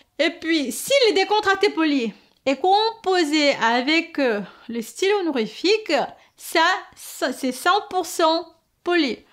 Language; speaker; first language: French; non-native, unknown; Korean